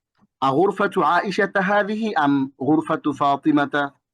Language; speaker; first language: Arabic; non-native, fluent; Bangla